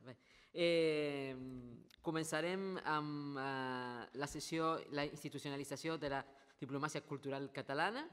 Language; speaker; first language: Catalan; non-native, fluent; Spanish